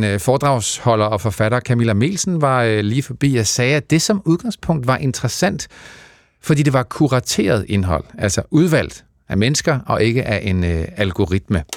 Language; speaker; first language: Danish; native; Danish